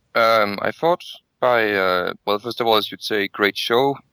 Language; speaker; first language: English; non-native, fluent; Danish